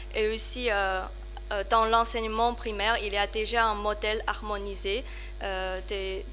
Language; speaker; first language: French; non-native, fluent; Chinese